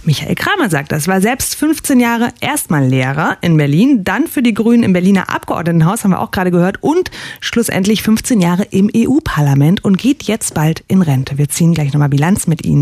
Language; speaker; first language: German; native; German